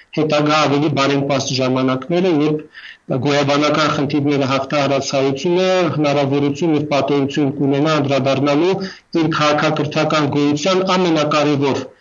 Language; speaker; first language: Armenian; non-native, fluent; Russian